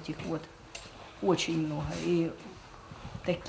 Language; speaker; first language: Russian; native; Russian